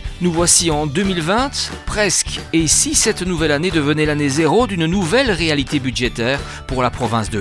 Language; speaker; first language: French; native; French